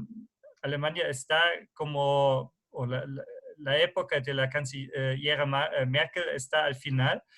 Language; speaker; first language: Spanish; non-native, fluent; German